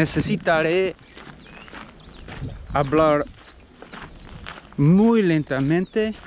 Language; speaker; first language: Spanish; non-native, learner; English